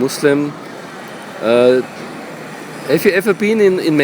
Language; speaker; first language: English; non-native, learner; German